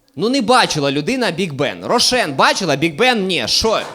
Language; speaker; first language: Ukrainian; native; Ukrainian